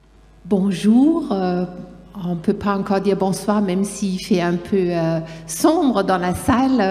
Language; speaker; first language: French; non-native, fluent; German